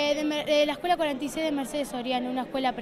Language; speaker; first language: Spanish; native; Spanish